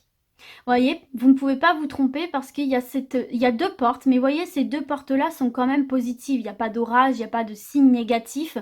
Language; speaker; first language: French; native; French